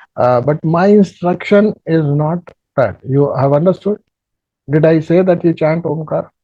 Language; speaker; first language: English; non-native, local second language; Hindi